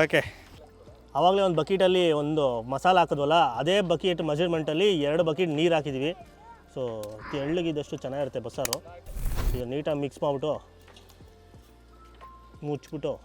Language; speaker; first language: Kannada; native; Kannada